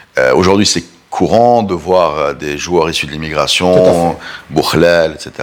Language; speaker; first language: French; non-native, local second language; Arabic